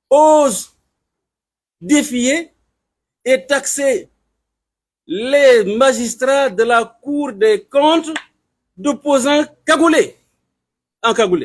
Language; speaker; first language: French; non-native, local second language; Wolof